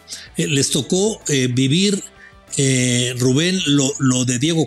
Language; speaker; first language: Spanish; native; Spanish